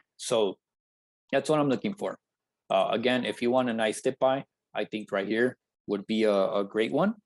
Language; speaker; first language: English; native; English